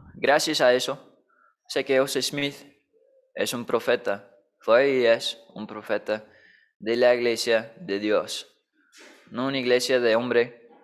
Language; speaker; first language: Spanish; non-native, fluent; English